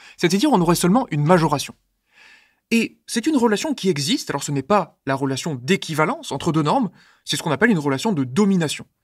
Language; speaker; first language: French; native; French